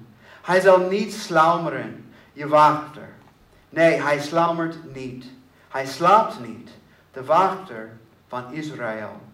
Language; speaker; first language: Dutch; non-native, learner; English